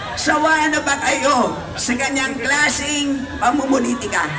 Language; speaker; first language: Filipino; native; Filipino